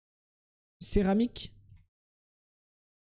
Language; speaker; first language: French; native; French